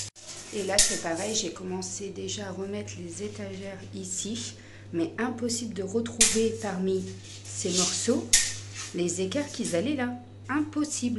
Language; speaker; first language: French; native; French